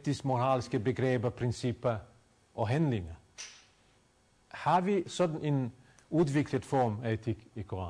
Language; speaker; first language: Danish; non-native, fluent; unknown